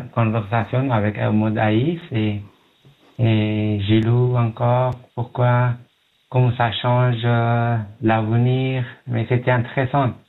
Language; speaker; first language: French; non-native, learner; Pashto